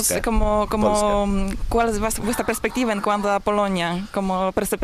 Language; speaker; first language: Spanish; non-native, fluent; Polish